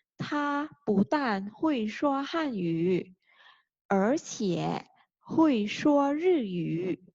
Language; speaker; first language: Chinese; non-native, fluent; Thai